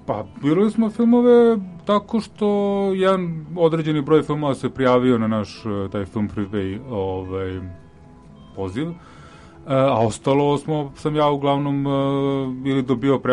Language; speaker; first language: Serbian; native; Serbian